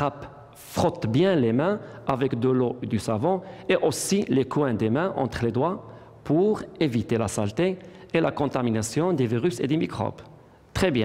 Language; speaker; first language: French; non-native, local second language; Arabic